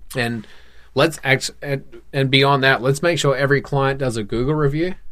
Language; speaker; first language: English; native; English